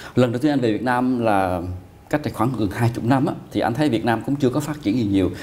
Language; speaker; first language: Vietnamese; early bilingual, heritage; Vietnamese